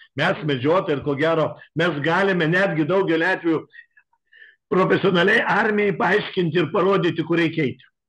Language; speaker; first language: Lithuanian; native; Lithuanian